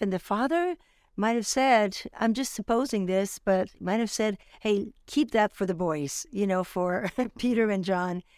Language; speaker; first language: English; non-native, fluent; French